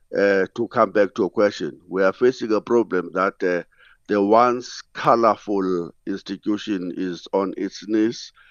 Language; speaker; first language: English; non-native, local second language; Xhosa